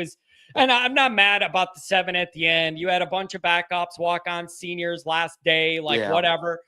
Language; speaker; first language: English; native; English